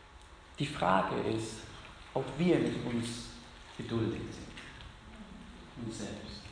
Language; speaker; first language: German; non-native, fluent; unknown